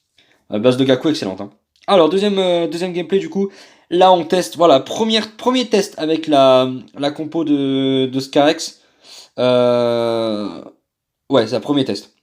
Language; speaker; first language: French; native; French